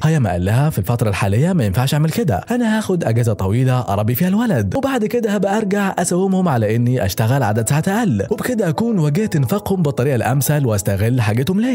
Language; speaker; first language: Arabic; native; Arabic